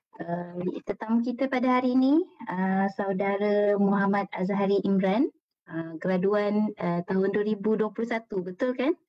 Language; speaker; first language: Malay; native; Malay